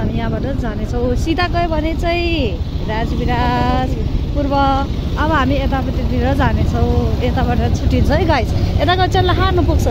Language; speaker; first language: Nepali; non-native, local second language; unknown